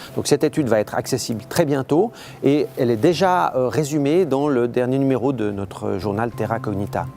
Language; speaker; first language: French; native; French